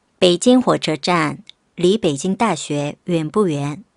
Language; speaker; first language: Chinese; non-native, fluent; Korean